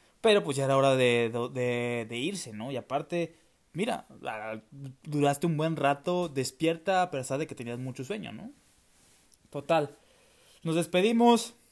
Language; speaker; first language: Spanish; native; Spanish